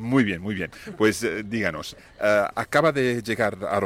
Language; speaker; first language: Spanish; non-native, fluent; English